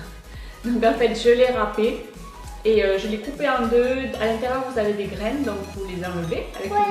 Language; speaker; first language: French; native; French